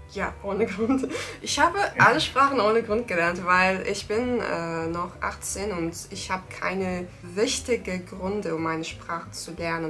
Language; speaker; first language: German; non-native, learner; Turkish